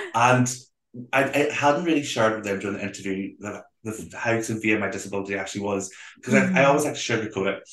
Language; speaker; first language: English; native; English